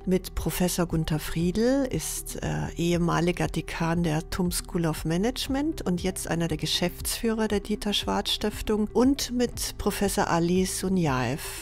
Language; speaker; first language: German; native; German